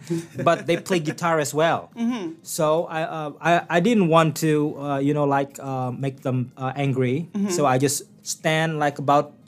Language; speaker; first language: English; non-native, fluent; Indonesian